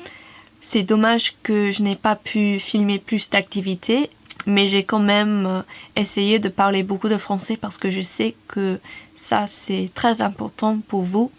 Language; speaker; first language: French; non-native, fluent; English